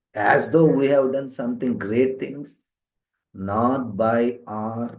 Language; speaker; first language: English; non-native, local second language; Telugu